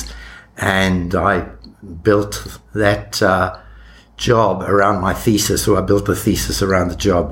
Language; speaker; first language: English; native; English